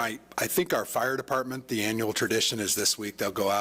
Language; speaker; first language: English; native; English